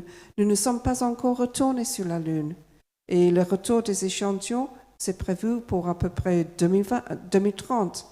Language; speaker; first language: French; non-native, fluent; English